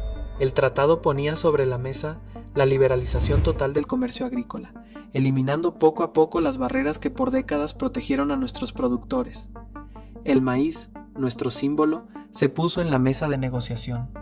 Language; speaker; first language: Spanish; native; Spanish